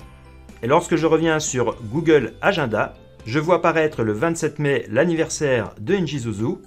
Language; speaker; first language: French; native; French